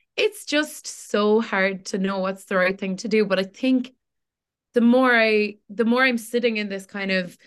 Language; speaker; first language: English; native; English